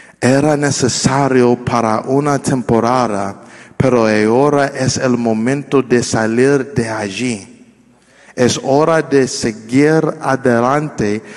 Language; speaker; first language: Spanish; non-native, learner; English